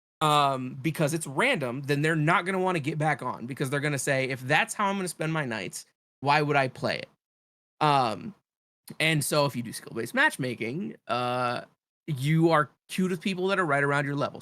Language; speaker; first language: English; native; English